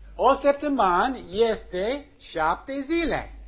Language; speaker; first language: Romanian; non-native, learner; English